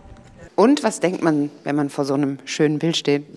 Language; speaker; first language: German; native; German